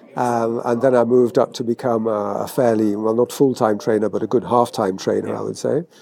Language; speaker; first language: English; native; English